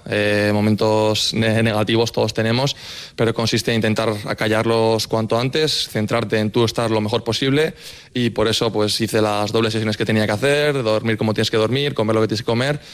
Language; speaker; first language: Spanish; native; Spanish